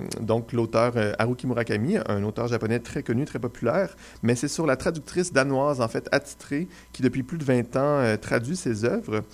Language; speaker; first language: French; native; French